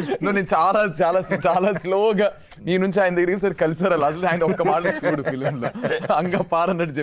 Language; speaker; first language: Telugu; native; Telugu